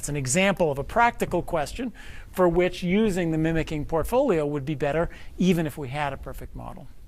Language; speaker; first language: English; native; English